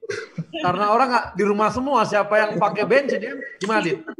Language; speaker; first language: Indonesian; native; Indonesian